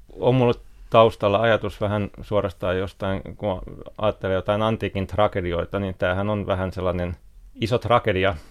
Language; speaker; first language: Finnish; native; Finnish